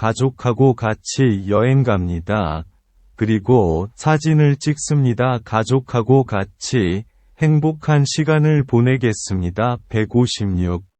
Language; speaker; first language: Korean; non-native, learner; Vietnamese